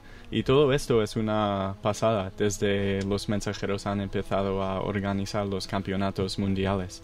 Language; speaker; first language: Spanish; non-native, fluent; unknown